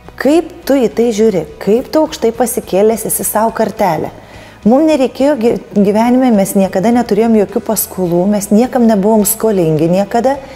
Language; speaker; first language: Lithuanian; native; Lithuanian